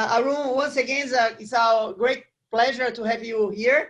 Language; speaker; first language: English; non-native, learner; Portuguese